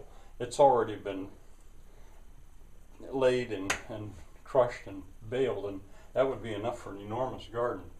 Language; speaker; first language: English; native; English